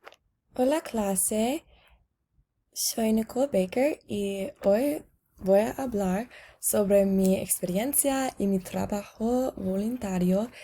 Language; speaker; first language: Spanish; non-native, learner; English